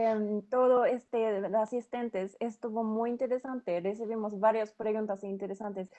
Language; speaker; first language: Spanish; non-native, fluent; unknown